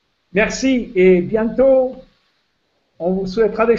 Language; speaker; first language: French; native; French